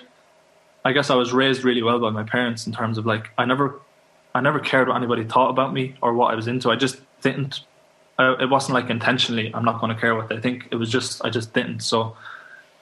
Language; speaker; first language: English; native; English